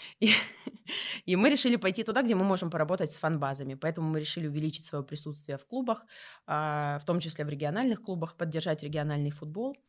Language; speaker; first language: Russian; native; Russian